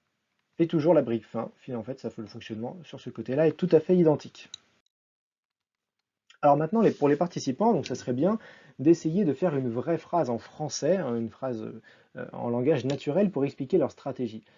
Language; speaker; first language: French; native; French